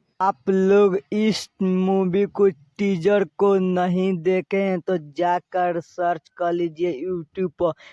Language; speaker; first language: Hindi; non-native, local second language; Bhojpuri